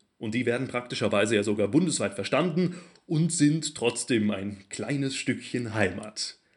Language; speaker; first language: German; native; German